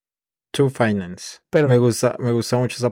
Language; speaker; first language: Spanish; native; Spanish